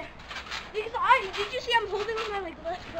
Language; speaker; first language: English; native; English